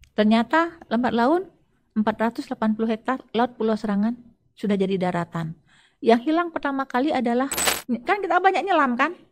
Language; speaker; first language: Indonesian; native; Indonesian